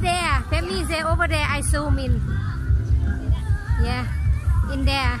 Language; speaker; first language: English; non-native, learner; Thai